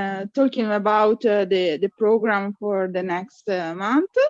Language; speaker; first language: English; non-native, learner; Italian